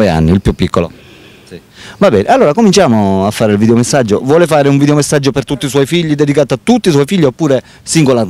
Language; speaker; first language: Italian; native; Italian